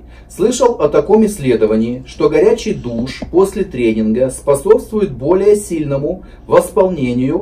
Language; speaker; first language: Russian; native; Russian